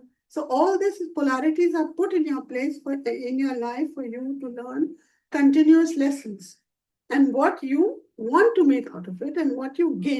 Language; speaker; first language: English; non-native, local second language; Hindi